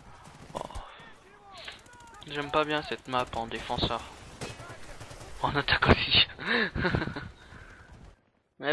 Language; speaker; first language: French; native; French